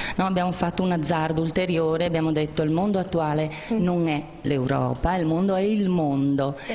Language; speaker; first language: Italian; native; Italian